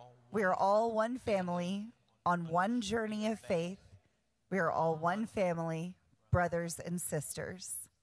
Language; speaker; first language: English; native; English